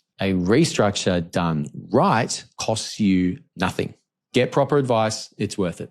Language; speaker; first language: English; native; English